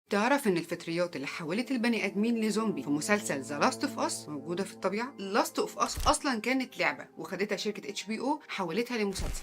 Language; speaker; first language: Arabic; native; Arabic